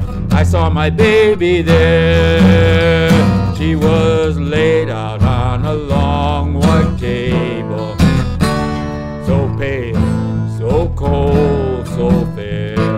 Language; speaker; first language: English; native; English